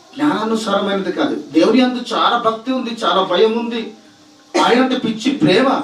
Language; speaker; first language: Telugu; non-native, local second language; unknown